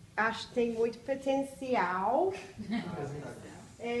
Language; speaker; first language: Portuguese; non-native, learner; English